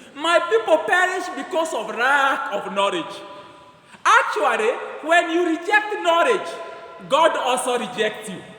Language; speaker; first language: English; non-native, local second language; Swahili